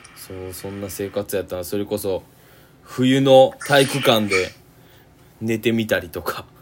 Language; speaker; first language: Japanese; native; Japanese